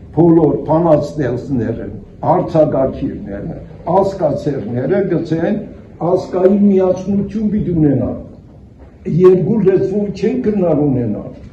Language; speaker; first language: Armenian; early bilingual, heritage; Armenian